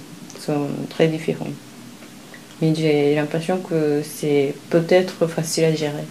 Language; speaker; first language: French; non-native, fluent; Japanese